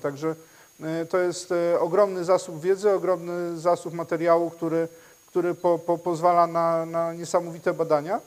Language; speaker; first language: Polish; native; Polish